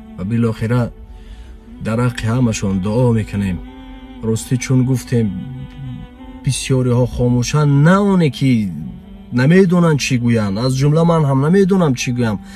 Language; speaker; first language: Persian; native; Persian